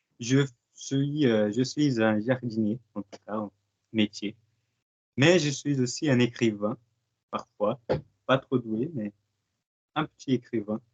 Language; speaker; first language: French; non-native, fluent; Portuguese